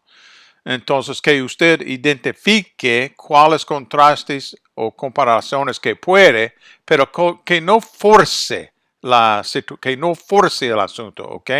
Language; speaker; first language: Spanish; non-native, fluent; English